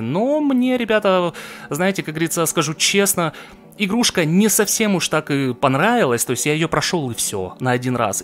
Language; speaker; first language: Russian; native; Russian